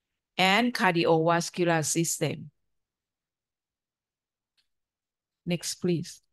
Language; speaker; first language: English; non-native, fluent; Thai